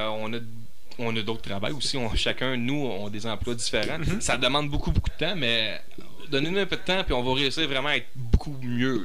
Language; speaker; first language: French; native; French